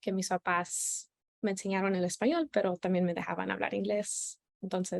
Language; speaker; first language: Spanish; early bilingual, heritage; Spanish